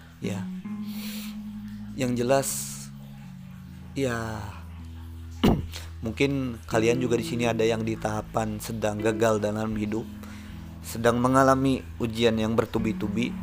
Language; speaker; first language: Indonesian; native; Indonesian